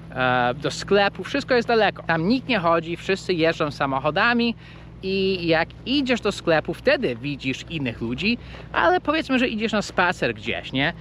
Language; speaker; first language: Polish; non-native, fluent; English